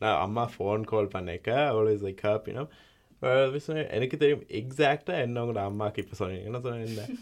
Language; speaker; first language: Tamil; early bilingual, heritage; Tamil